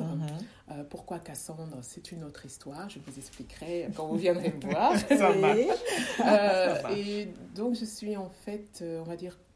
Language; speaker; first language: French; early bilingual, other home language; Kongo